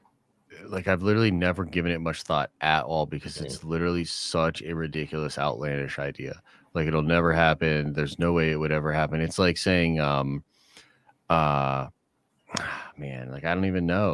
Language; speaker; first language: English; native; English